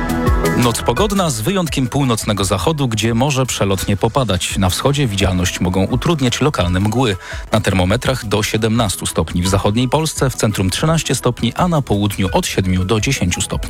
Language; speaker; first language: Polish; native; Polish